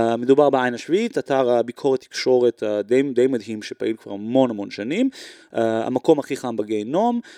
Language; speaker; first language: Hebrew; native; Hebrew